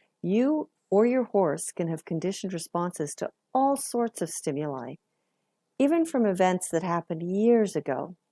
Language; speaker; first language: English; native; English